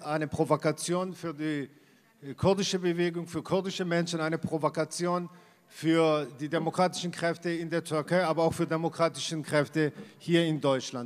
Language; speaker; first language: German; early bilingual, other home language; Kurdish